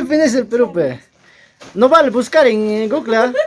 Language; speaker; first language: Spanish; native; Spanish